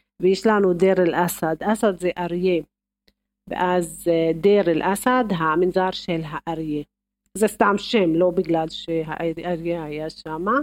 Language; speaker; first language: Hebrew; non-native, local second language; Arabic